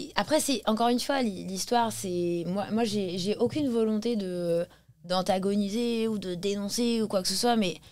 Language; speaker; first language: French; early bilingual, heritage; English